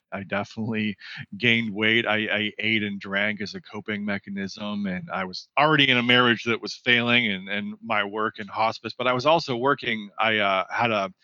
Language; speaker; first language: English; native; English